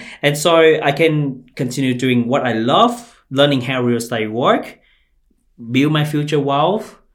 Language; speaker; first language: English; non-native, fluent; Vietnamese